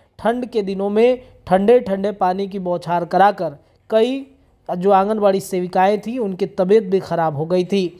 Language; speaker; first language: Hindi; native; Hindi